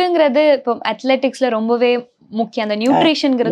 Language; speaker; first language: Tamil; native; Tamil